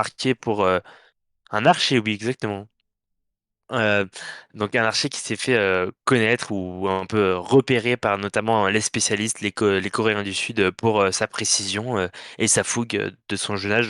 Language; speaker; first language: French; native; French